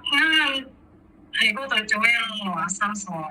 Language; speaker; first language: Cantonese; non-native, learner; Indonesian